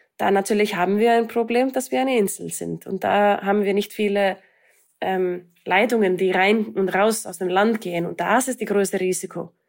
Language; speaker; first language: German; non-native, fluent; Icelandic